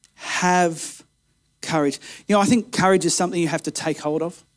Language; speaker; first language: English; native; English